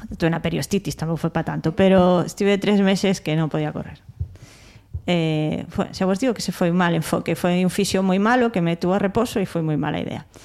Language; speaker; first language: Galician; non-native, local second language; Spanish